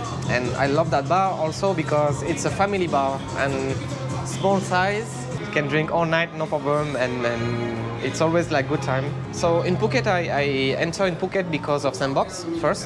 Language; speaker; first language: English; non-native, fluent; French